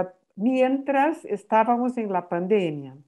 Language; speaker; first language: Spanish; non-native, fluent; Portuguese